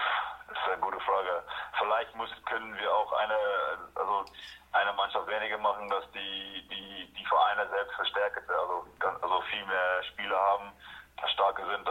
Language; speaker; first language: German; non-native, fluent; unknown